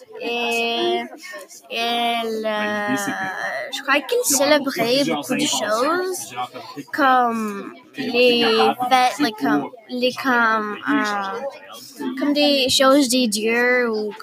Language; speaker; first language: French; non-native, learner; English